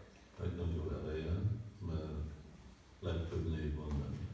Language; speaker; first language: Hungarian; early bilingual, heritage; Hungarian